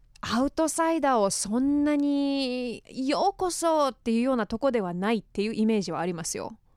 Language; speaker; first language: Japanese; native; Japanese